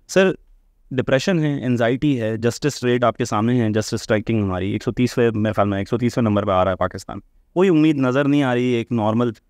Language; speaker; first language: Urdu; native; Urdu